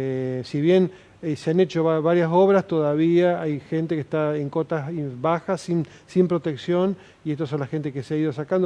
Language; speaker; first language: Spanish; native; Spanish